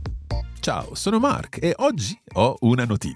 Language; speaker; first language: Italian; non-native, fluent; English